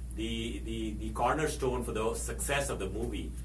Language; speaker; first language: English; non-native, local second language; Hindi